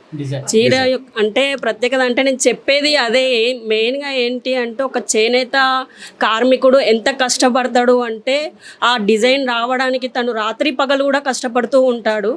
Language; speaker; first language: Telugu; native; Telugu